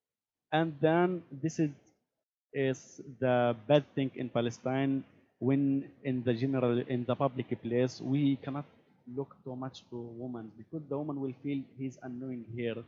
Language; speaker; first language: English; non-native, learner; Arabic